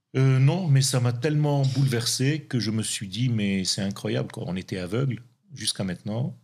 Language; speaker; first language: French; non-native, local second language; Hebrew